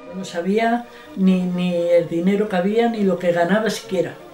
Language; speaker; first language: Spanish; native; Spanish